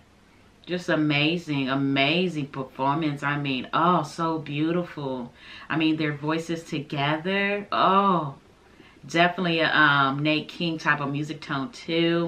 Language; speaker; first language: English; native; English